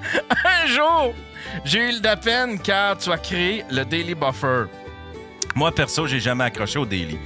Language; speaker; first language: French; native; French